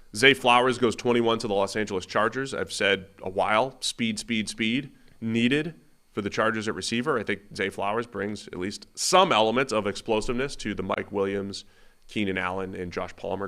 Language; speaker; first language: English; native; English